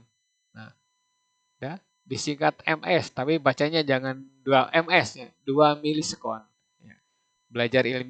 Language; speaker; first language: Indonesian; native; Indonesian